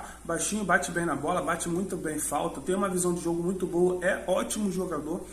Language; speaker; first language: Portuguese; native; Portuguese